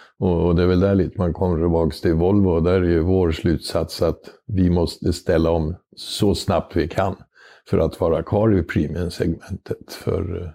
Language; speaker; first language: Swedish; native; Swedish